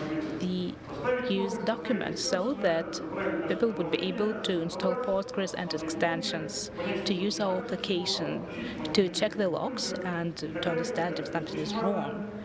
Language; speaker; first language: English; non-native, fluent; Russian